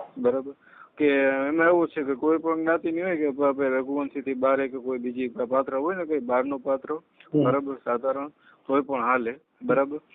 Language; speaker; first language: Gujarati; native; Gujarati